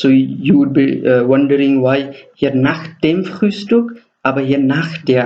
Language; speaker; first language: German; non-native, fluent; Nepali